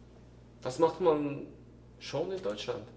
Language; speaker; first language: German; non-native, fluent; Korean